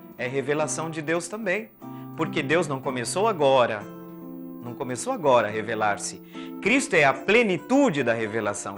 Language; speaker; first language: Portuguese; native; Portuguese